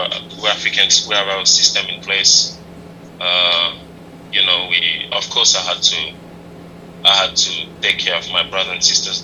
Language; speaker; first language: English; non-native, fluent; French